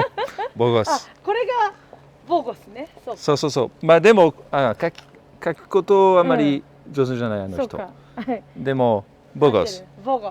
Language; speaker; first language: Japanese; non-native, fluent; French